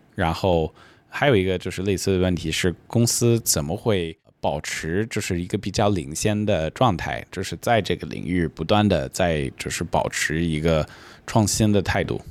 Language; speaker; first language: Chinese; non-native, fluent; English